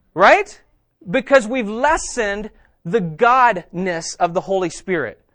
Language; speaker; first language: English; native; English